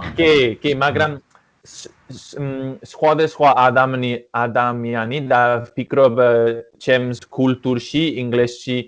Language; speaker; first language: Georgian; non-native, learner; English